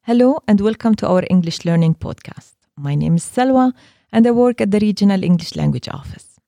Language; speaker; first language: English; non-native, fluent; Arabic